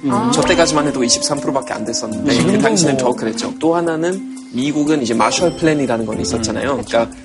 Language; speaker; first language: Korean; non-native, fluent; German